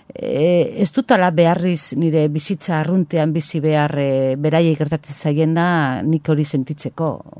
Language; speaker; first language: Basque; non-native, local second language; Spanish